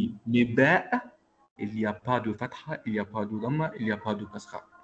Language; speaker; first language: French; non-native, local second language; Arabic